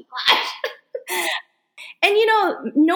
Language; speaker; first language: English; early bilingual, other home language; Korean